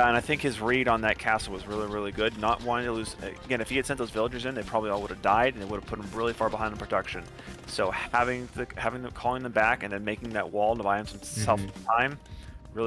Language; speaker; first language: English; native; English